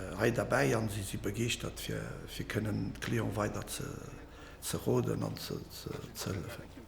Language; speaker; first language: Luxembourgish; non-native, fluent; Portuguese